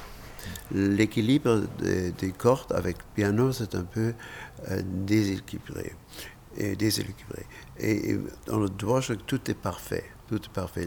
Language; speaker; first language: French; non-native, fluent; German